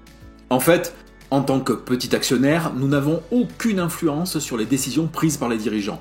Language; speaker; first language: French; native; French